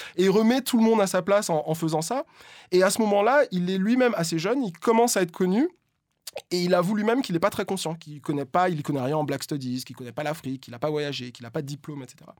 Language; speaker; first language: French; native; French